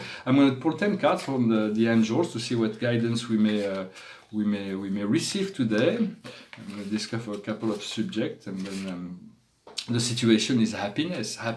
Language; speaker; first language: English; non-native, fluent; French